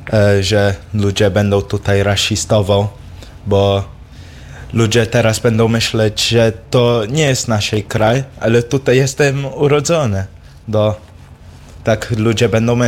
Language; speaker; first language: Polish; early bilingual, heritage; English